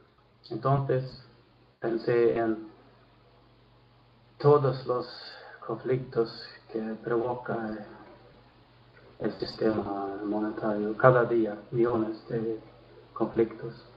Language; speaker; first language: Spanish; non-native, fluent; Swedish